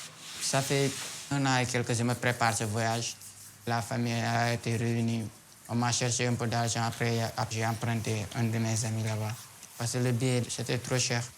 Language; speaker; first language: French; non-native, local second language; Wolof